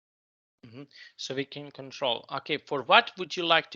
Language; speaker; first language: English; non-native, fluent; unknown